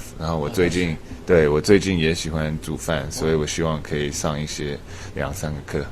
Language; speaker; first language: Chinese; early bilingual, heritage; English